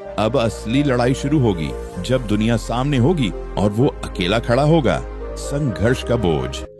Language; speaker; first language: Hindi; native; Hindi